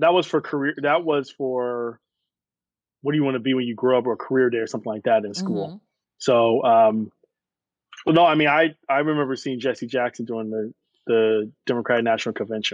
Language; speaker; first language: English; native; English